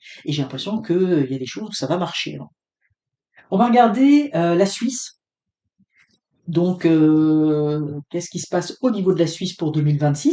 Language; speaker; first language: French; native; French